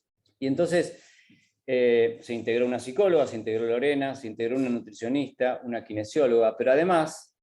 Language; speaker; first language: Spanish; native; Spanish